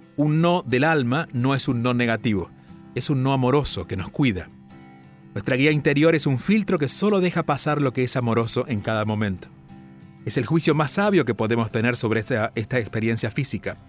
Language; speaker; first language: Spanish; native; Spanish